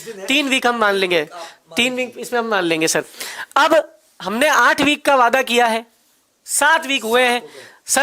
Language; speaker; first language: Hindi; native; Hindi